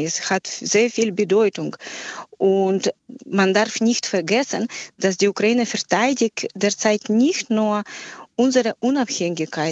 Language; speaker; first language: German; non-native, fluent; Ukrainian